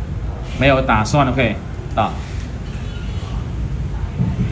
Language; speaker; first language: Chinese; non-native, fluent; Khmer